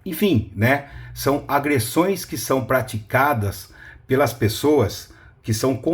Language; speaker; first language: Portuguese; native; Portuguese